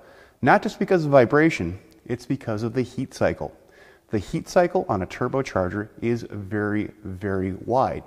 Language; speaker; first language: English; native; English